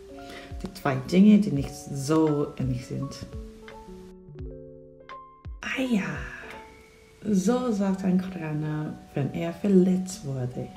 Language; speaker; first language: German; non-native, fluent; Korean